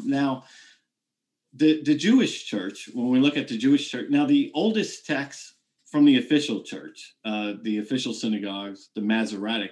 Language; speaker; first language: English; native; English